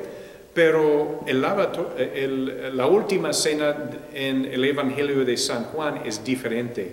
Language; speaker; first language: Spanish; non-native, fluent; English